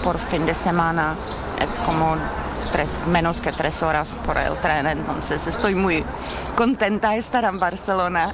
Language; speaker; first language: Spanish; non-native, learner; Czech